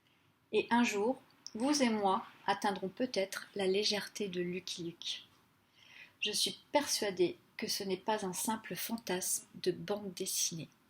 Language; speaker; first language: French; native; French